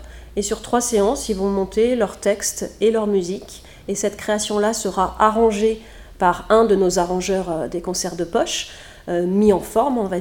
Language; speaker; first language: French; native; French